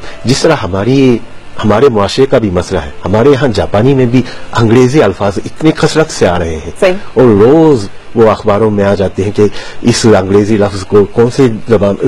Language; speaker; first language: Hindi; non-native, fluent; Japanese